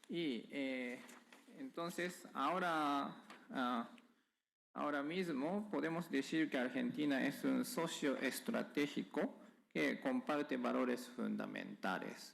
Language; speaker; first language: Spanish; non-native, fluent; Japanese